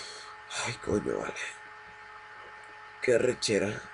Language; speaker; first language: Spanish; native; Spanish